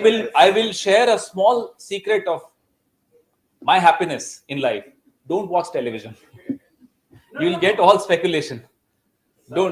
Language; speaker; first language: English; non-native, local second language; Hindi